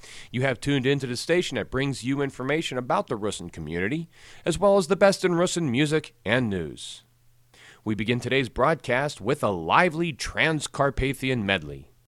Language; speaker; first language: English; native; English